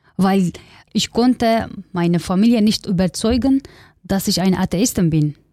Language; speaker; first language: German; non-native, learner; Kurdish